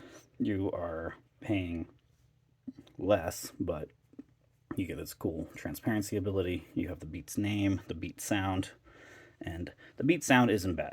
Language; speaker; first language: English; native; English